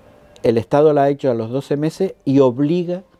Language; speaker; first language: Spanish; native; Spanish